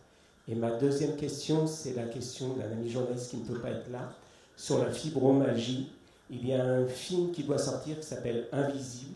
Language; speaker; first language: French; native; French